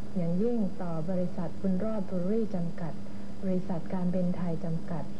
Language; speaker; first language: Thai; native; Thai